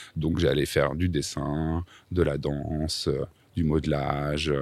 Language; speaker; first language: French; native; French